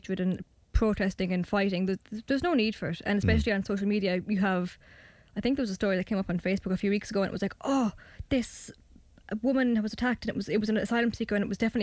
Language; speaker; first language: English; native; English